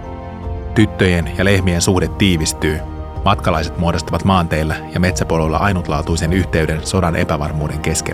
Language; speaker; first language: Finnish; native; Finnish